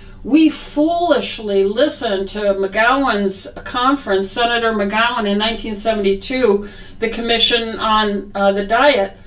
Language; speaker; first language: English; native; English